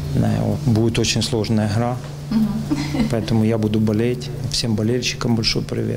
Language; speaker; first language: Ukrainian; non-native, local second language; Russian